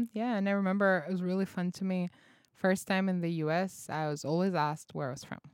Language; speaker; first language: English; non-native, fluent; Russian